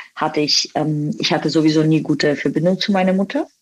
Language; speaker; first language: German; non-native, fluent; Bulgarian